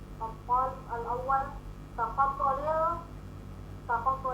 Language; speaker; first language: Arabic; non-native, learner; Indonesian